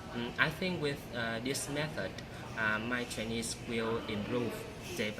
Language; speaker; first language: English; non-native, learner; Vietnamese